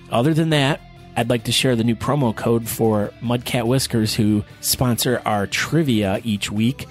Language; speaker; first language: English; native; English